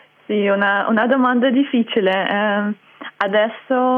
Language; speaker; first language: Italian; non-native, fluent; Russian